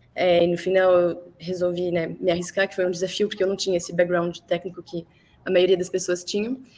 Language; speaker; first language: Portuguese; early bilingual, other home language; French